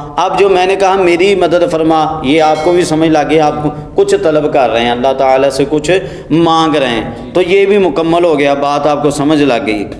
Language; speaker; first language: Urdu; non-native, local second language; Punjabi